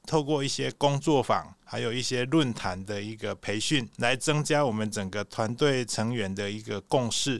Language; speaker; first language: Chinese; native; Chinese